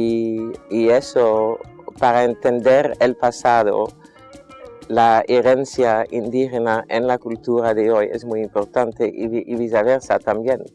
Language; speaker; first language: Spanish; non-native, fluent; Dutch